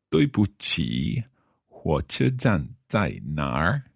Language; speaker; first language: Chinese; non-native, learner; English